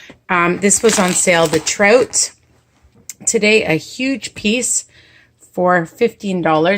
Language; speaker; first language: English; native; English